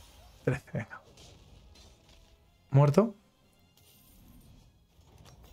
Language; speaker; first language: Spanish; native; Spanish